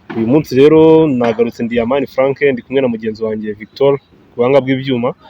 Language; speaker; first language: Kinyarwanda; native; Kinyarwanda